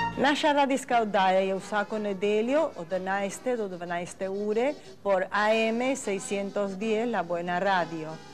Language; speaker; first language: Slovenian; early bilingual, heritage; Slovenian